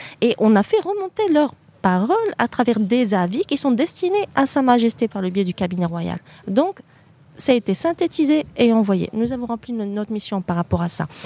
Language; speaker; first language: French; native; French